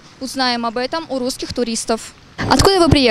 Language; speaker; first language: Russian; non-native, local second language; Armenian